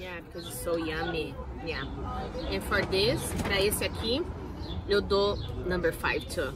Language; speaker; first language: English; non-native, learner; Portuguese